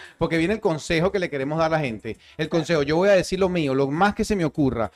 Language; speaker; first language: Spanish; native; Spanish